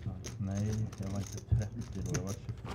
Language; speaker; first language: Swedish; native; Swedish